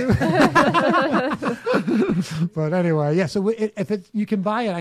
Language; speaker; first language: English; native; English